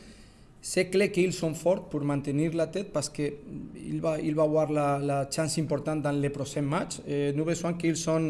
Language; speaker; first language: French; non-native, learner; Spanish